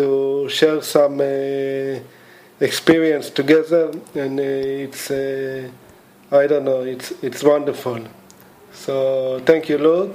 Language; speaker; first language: English; non-native, fluent; Hebrew